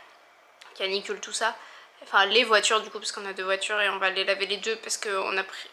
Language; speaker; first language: French; native; French